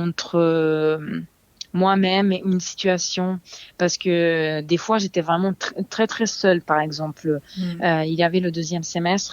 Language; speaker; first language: French; non-native, fluent; Serbian